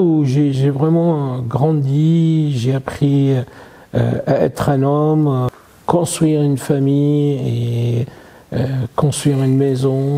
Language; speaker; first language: French; non-native, fluent; Arabic